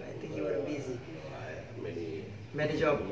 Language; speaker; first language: English; non-native, learner; Indonesian